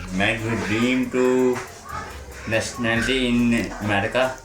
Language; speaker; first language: English; non-native, learner; Urdu